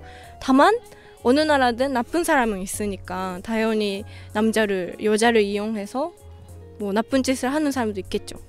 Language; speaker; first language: Korean; non-native, fluent; Japanese